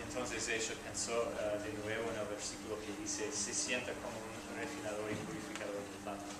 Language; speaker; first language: Spanish; non-native, fluent; English